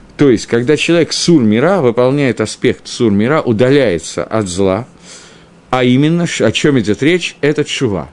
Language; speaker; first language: Russian; early bilingual, heritage; Russian